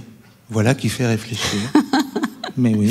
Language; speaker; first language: French; native; French